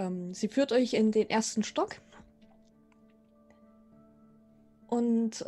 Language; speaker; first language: German; native; German